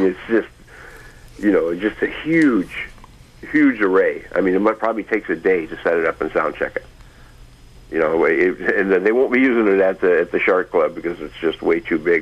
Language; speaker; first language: English; native; English